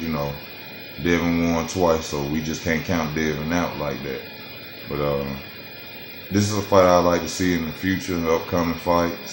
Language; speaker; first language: English; native; English